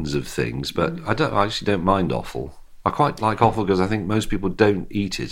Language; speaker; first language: English; native; English